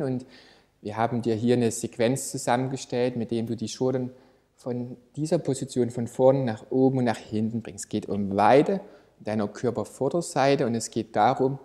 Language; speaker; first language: German; native; German